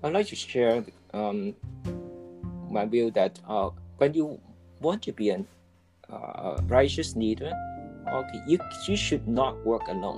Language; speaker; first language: English; non-native, local second language; Cantonese